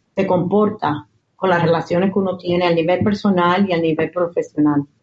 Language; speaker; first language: Spanish; early bilingual, heritage; Spanish